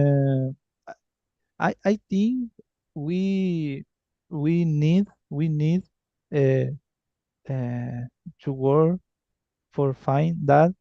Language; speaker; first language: English; non-native, learner; Spanish